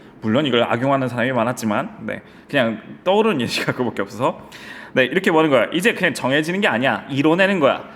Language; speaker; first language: Korean; native; Korean